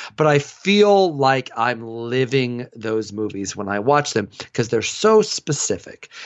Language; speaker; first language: English; native; English